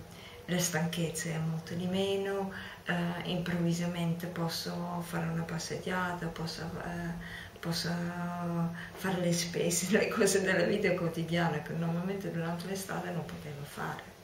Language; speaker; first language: Italian; non-native, fluent; Dutch